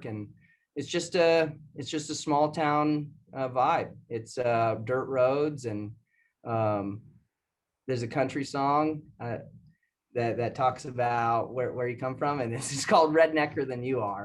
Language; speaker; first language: English; native; English